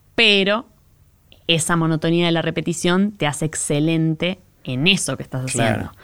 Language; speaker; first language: Spanish; native; Spanish